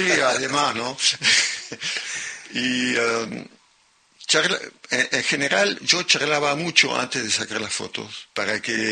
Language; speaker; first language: Spanish; non-native, local second language; French